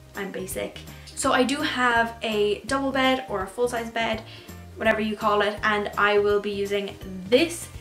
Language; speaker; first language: English; native; English